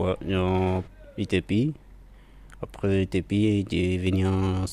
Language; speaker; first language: French; non-native, learner; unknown